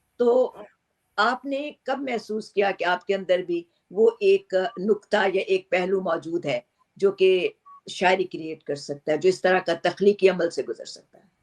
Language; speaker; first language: Urdu; native; Urdu